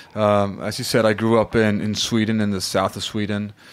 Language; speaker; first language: English; non-native, fluent; Swedish